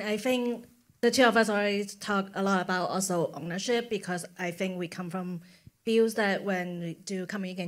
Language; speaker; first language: English; non-native, local second language; Cantonese